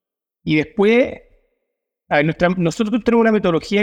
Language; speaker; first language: Spanish; native; Spanish